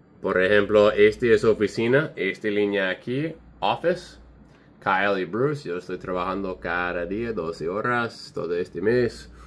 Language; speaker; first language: Spanish; non-native, learner; English